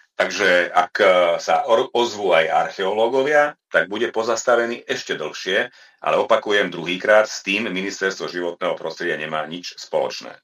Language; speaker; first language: Slovak; non-native, local second language; Hungarian